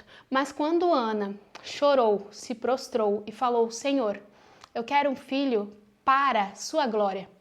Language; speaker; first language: Portuguese; native; Portuguese